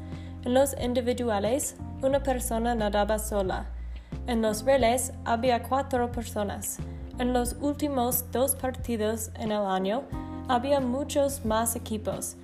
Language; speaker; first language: Spanish; non-native, learner; English